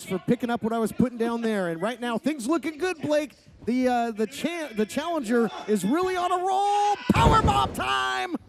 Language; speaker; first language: English; native; English